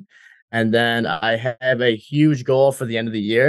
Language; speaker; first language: English; native; English